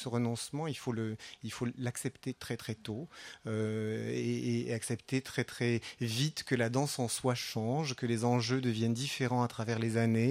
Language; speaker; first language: French; native; French